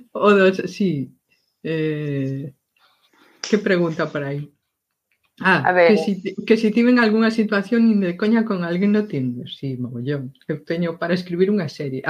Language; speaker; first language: Galician; non-native, local second language; Spanish